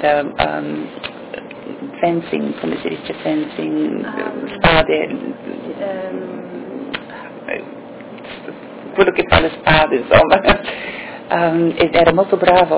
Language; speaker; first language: Italian; early bilingual, heritage; Italian